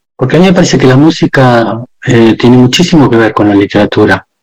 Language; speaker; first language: Spanish; native; Spanish